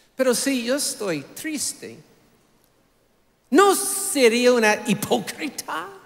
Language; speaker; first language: Spanish; non-native, fluent; English